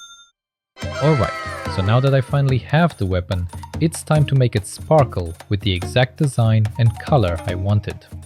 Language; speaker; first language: English; native; English